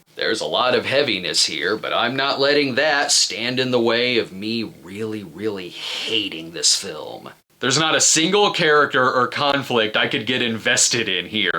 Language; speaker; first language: English; native; English